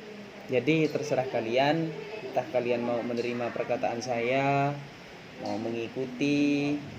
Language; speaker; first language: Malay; non-native, local second language; Madurese